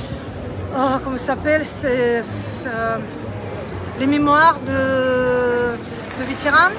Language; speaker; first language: French; non-native, learner; Russian